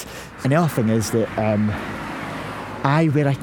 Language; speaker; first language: English; native; English